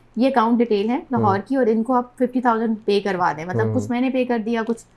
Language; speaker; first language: Urdu; native; Urdu